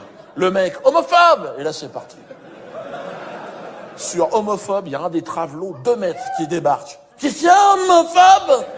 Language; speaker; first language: French; native; French